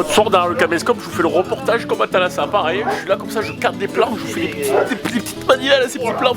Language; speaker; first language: French; native; French